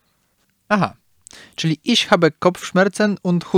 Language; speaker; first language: German; non-native, learner; Polish